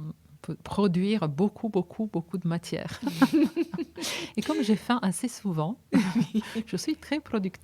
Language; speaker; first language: French; non-native, fluent; Italian